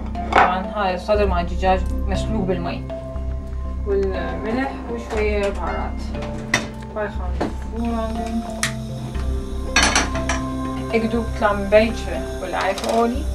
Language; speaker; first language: Dutch; non-native, learner; Arabic